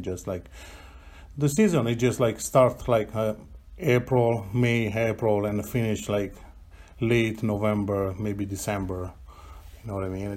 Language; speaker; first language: English; non-native, learner; Italian